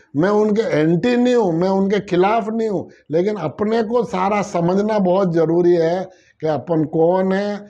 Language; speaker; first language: Hindi; native; Hindi